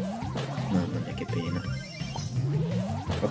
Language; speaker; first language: Italian; native; Italian